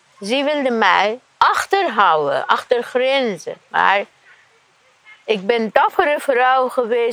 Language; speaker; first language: Dutch; non-native, learner; Persian